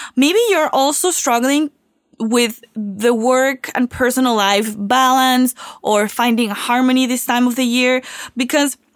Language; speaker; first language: English; non-native, fluent; Spanish